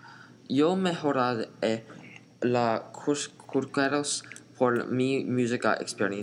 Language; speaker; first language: Spanish; non-native, learner; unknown